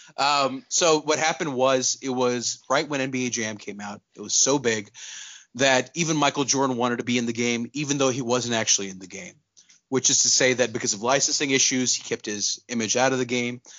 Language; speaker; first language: English; non-native, local second language; Urdu